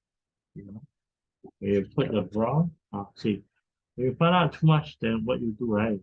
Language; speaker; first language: English; non-native, fluent; Chinese